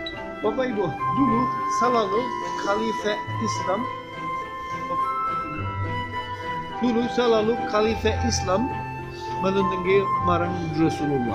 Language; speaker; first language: Indonesian; non-native, learner; Turkish